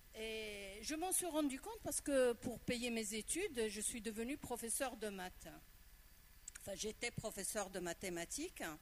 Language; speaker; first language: French; non-native, local second language; Arabic